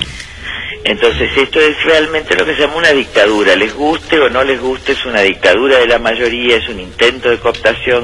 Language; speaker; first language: Spanish; native; Spanish